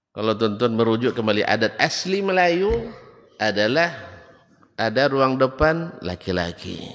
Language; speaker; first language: Malay; native; Malay